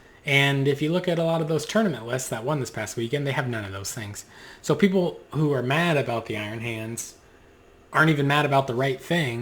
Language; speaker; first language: English; native; English